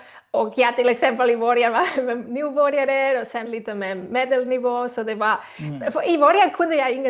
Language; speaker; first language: Swedish; non-native, learner; Spanish